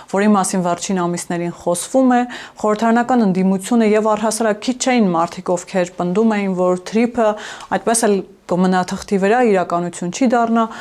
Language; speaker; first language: Armenian; native; Armenian